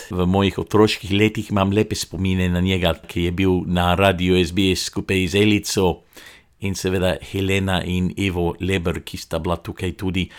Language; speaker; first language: Slovenian; early bilingual, heritage; Slovenian